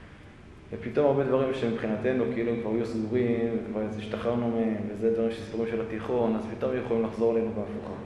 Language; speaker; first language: Hebrew; native; Hebrew